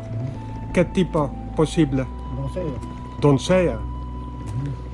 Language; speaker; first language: Spanish; non-native, learner; English